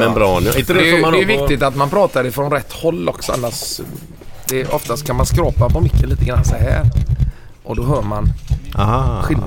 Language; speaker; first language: Swedish; native; Swedish